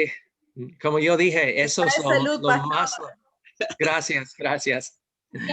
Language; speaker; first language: Spanish; non-native, fluent; English